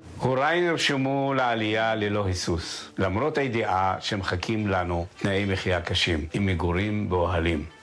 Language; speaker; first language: Hebrew; early bilingual, other home language; Arabic